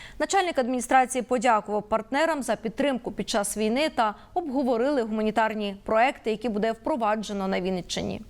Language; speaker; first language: Ukrainian; native; Ukrainian